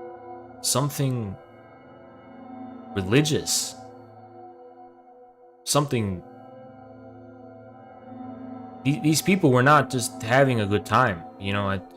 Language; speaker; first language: English; native; English